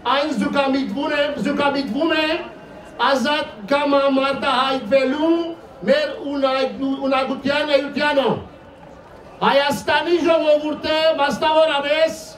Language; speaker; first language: Armenian; early bilingual, heritage; Armenian